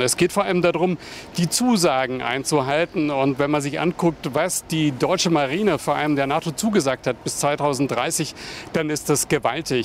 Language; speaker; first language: German; native; German